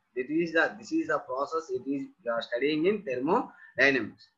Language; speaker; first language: English; non-native, local second language; Telugu